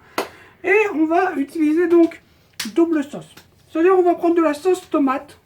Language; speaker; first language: French; native; French